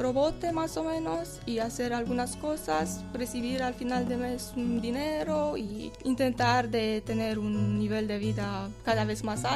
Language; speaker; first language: Spanish; non-native, fluent; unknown